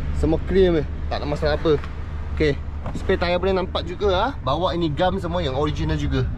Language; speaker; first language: Malay; non-native, local second language; Chinese